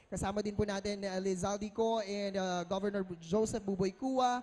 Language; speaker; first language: Filipino; native; Filipino